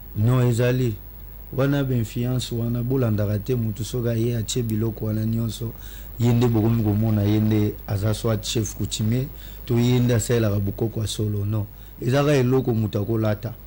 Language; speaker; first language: Lingala; non-native, local second language; Kongo